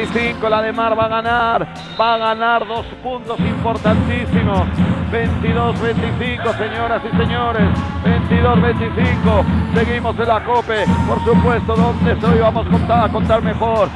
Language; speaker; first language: Spanish; native; Spanish